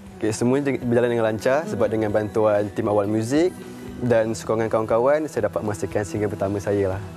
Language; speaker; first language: Malay; native; Malay